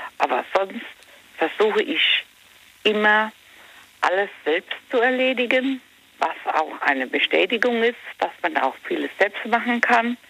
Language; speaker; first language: German; native; German